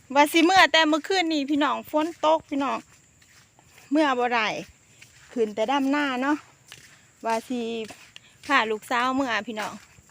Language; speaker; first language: Thai; native; Thai